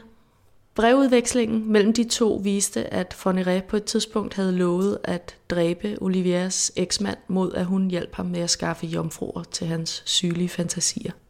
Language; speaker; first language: Danish; native; Danish